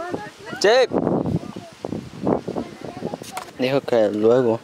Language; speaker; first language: Spanish; early bilingual, heritage; Spanish